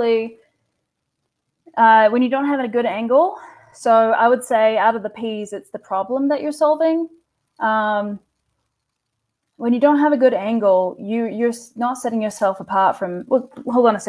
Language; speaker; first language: English; native; English